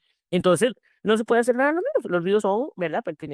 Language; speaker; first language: Spanish; native; Spanish